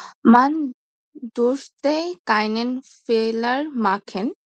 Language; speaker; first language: German; non-native, learner; Bangla